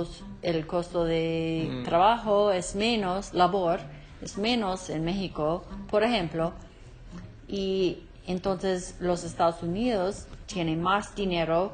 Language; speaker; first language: Spanish; non-native, learner; English